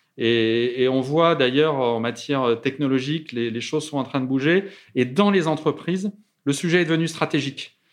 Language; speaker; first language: French; native; French